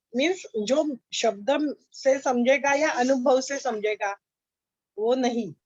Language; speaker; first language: Hindi; non-native, local second language; Marathi